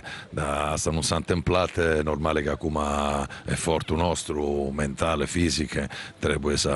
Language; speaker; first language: Romanian; non-native, fluent; Italian